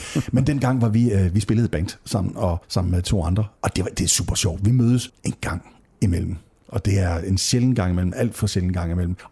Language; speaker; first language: Danish; native; Danish